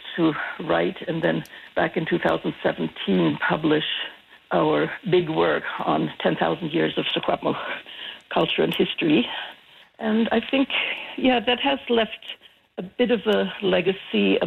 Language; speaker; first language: English; non-native, fluent; German